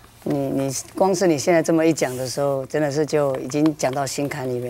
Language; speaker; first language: Chinese; native; Chinese